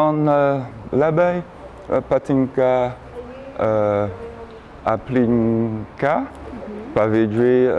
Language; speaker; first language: Lithuanian; non-native, learner; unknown